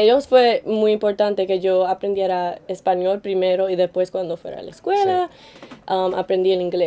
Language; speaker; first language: Spanish; early bilingual, heritage; Spanish